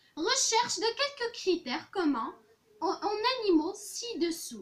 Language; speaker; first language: French; non-native, local second language; Arabic